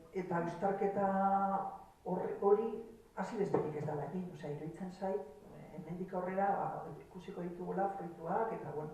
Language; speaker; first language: Basque; non-native, local second language; Spanish